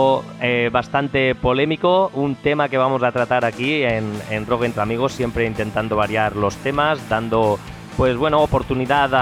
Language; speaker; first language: Spanish; native; Spanish